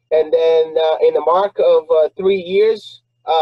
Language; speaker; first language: English; non-native, fluent; Portuguese